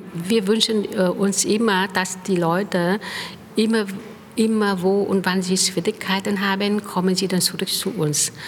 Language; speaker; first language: German; non-native, fluent; Vietnamese